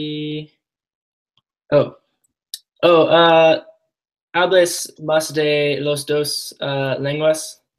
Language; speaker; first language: Spanish; non-native, learner; English